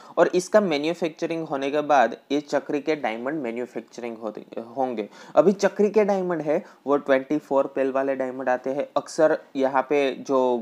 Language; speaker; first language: Hindi; non-native, local second language; Gujarati